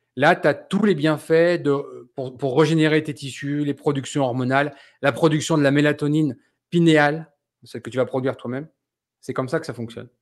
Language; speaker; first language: French; native; French